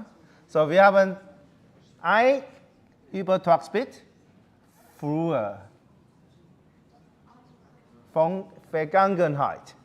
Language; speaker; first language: German; non-native, learner; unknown